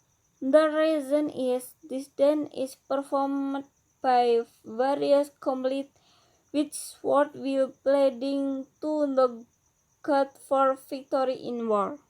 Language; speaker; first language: English; non-native, learner; Indonesian